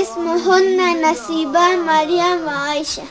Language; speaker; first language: Arabic; non-native, fluent; Persian